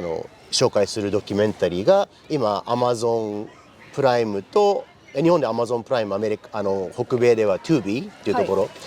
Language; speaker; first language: Japanese; early bilingual, other home language; English